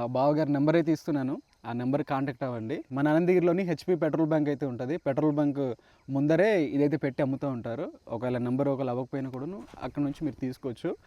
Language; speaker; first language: Telugu; native; Telugu